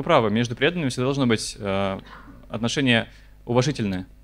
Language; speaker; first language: Russian; native; Russian